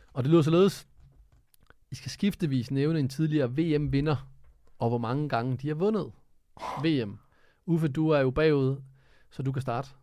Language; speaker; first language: Danish; early bilingual, other home language; Serbian